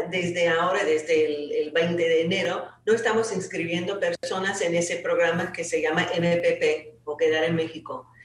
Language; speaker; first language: Spanish; non-native, fluent; English